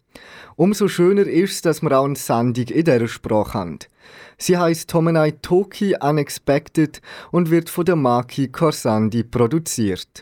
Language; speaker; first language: German; native; German